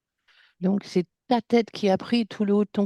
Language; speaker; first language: French; native; French